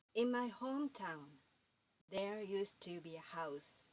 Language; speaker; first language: English; non-native, fluent; Japanese